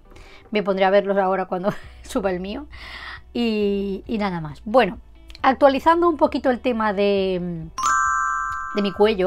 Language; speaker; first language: Spanish; native; Spanish